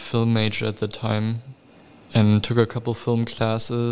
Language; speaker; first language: English; non-native, fluent; German